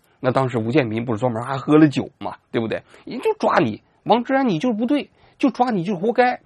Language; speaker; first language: Chinese; native; Chinese